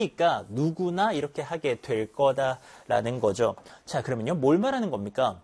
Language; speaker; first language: Korean; native; Korean